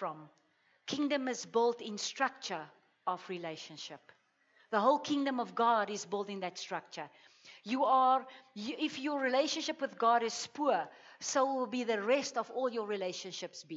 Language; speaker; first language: English; non-native, local second language; Afrikaans